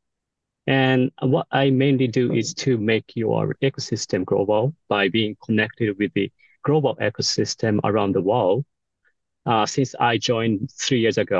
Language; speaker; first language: English; non-native, fluent; Japanese